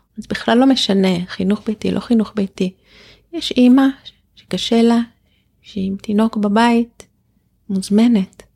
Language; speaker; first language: Hebrew; native; Hebrew